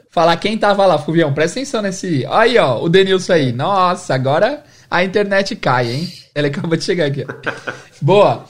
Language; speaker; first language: Portuguese; native; Portuguese